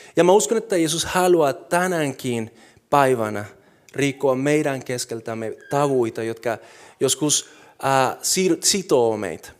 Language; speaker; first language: Finnish; non-native, fluent; Spanish